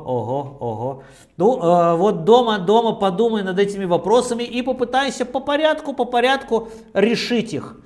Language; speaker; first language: Russian; native; Russian